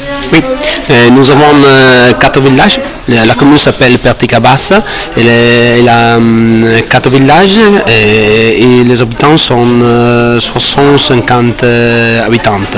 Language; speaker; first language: French; non-native, learner; Italian